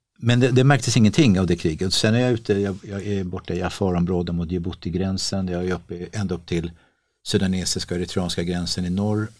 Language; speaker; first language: Swedish; native; Swedish